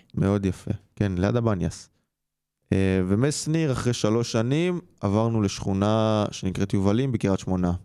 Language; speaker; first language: Hebrew; early bilingual, other home language; English